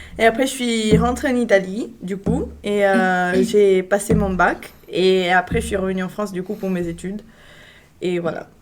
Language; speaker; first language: French; non-native, fluent; Italian